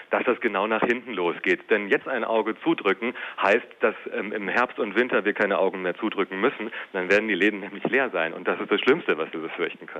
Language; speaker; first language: German; native; German